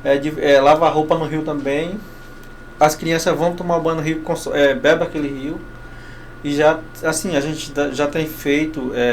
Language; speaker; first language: Portuguese; non-native, local second language; Kayapó